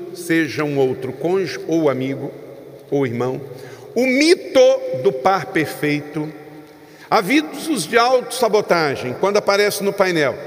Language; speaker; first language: Portuguese; native; Portuguese